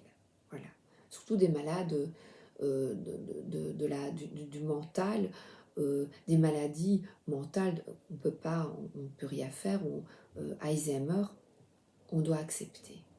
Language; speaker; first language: French; native; French